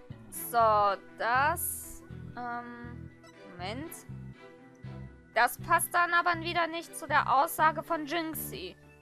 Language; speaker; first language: German; native; German